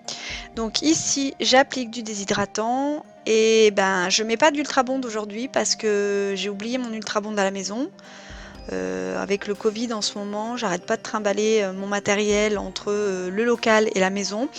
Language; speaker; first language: French; native; French